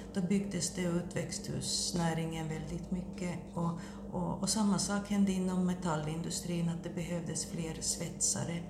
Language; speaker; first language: Swedish; native; Swedish